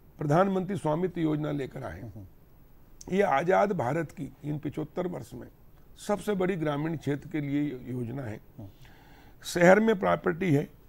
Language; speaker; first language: Hindi; native; Hindi